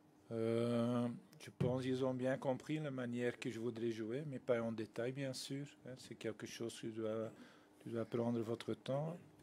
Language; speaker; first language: French; non-native, fluent; Dutch